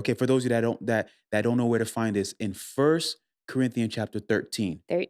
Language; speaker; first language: English; native; English